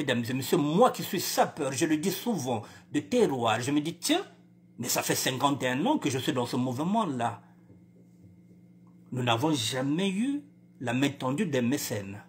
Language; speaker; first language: French; non-native, local second language; Lingala